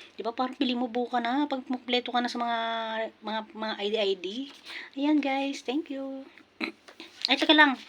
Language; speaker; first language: Filipino; non-native, local second language; Pampanga